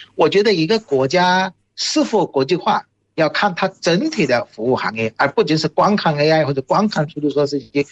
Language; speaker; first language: Chinese; non-native, fluent; Bangla